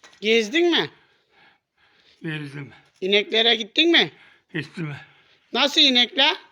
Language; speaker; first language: Turkish; native; Turkish